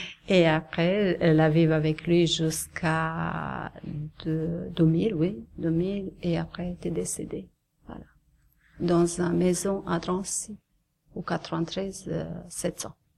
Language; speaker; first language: French; non-native, learner; Serbian